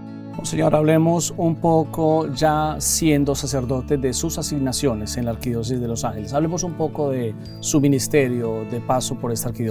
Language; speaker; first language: Spanish; native; Spanish